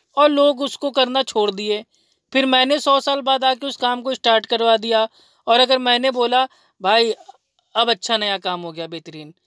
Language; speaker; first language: Hindi; native; Hindi